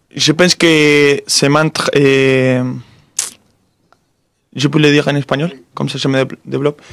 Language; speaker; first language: French; non-native, fluent; Spanish